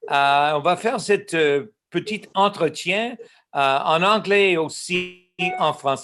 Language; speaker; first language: French; non-native, local second language; English